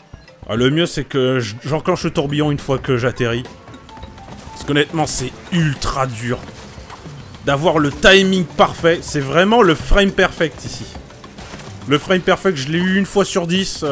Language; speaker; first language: French; native; French